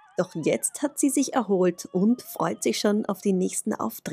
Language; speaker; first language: German; native; German